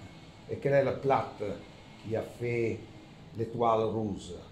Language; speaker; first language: French; non-native, learner; Italian